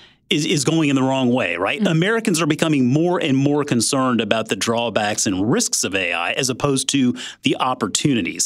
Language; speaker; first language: English; native; English